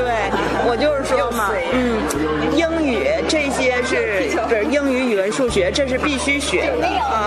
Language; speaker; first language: Chinese; native; Chinese